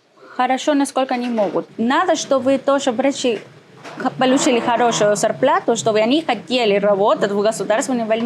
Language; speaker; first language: Russian; non-native, learner; Spanish